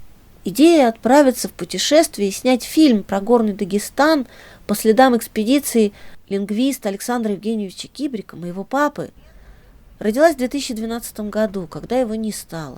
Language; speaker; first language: Russian; native; Russian